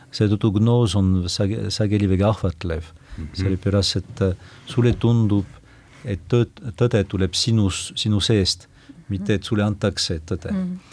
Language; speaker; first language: Estonian; non-native, fluent; French